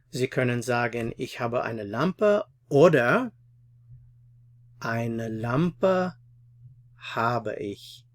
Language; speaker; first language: German; non-native, fluent; English